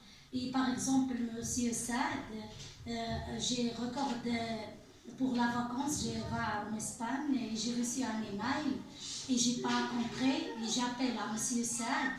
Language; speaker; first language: French; non-native, learner; Arabic